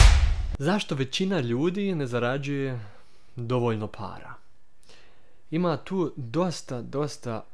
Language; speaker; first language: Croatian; early bilingual, heritage; Croatian